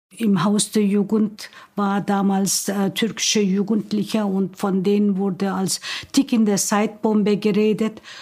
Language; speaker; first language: German; non-native, fluent; Turkish